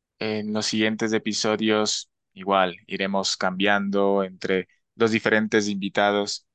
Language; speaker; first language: Spanish; native; Spanish